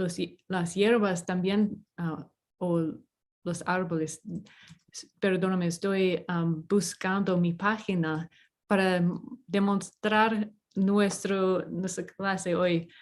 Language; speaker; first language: Spanish; non-native, fluent; English